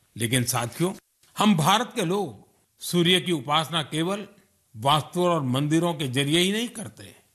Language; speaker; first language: Hindi; non-native, local second language; Gujarati